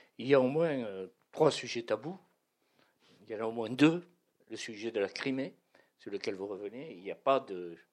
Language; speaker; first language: French; native; French